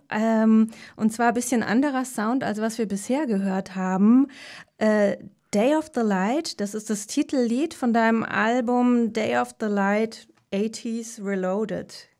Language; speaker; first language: German; native; German